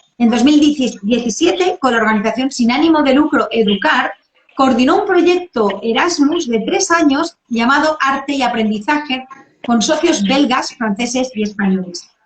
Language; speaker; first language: Spanish; native; Spanish